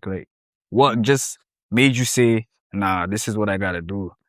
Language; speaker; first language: English; native; English